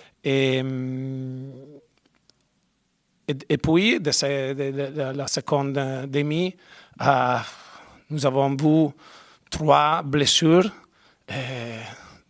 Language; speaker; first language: French; non-native, learner; Spanish